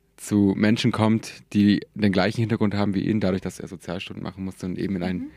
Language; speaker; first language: German; early bilingual, other home language; Persian